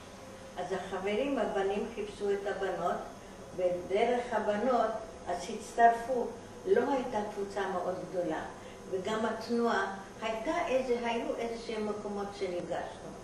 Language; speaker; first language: Hebrew; non-native, fluent; German